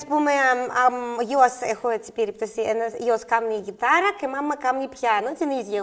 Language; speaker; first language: Greek; non-native, learner; Russian